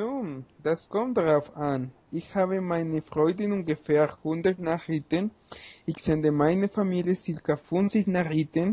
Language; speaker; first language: German; non-native, learner; Spanish